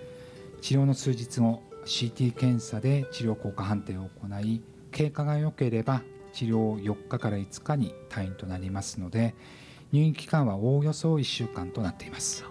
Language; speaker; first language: Japanese; native; Japanese